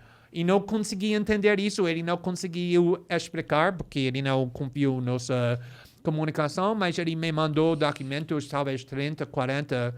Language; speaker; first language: Portuguese; non-native, fluent; English